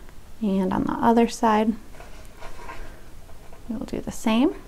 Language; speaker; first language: English; native; English